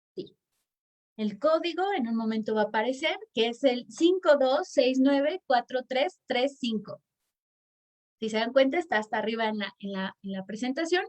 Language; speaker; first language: Spanish; native; Spanish